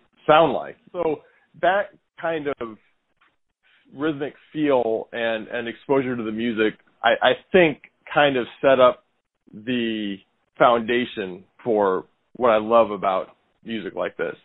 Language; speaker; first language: English; native; English